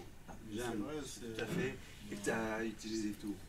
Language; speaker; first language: French; non-native, fluent; English